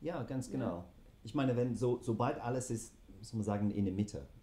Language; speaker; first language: German; non-native, fluent; English